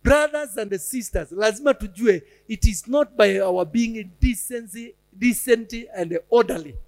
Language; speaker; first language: English; non-native, local second language; Swahili